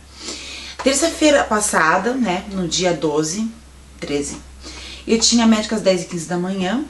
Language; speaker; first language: Portuguese; native; Portuguese